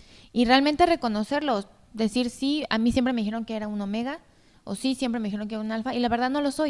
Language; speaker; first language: Spanish; native; Spanish